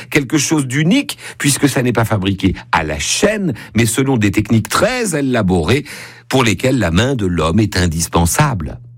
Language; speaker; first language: French; native; French